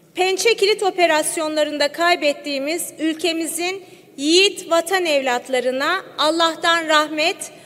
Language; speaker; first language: Turkish; native; Turkish